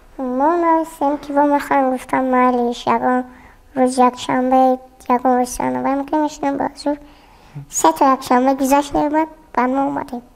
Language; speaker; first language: Tajik; native; Tajik